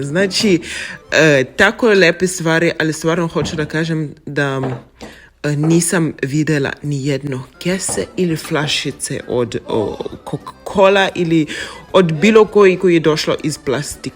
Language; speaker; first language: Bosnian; non-native, learner; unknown